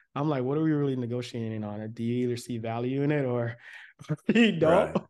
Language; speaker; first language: English; early bilingual, other home language; Yoruba